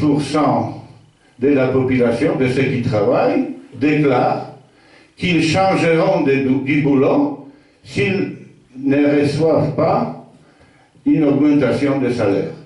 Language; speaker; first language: French; non-native, fluent; Polish